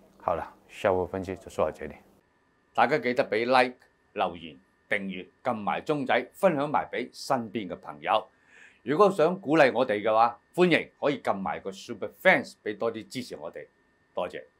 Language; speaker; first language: Chinese; non-native, local second language; Cantonese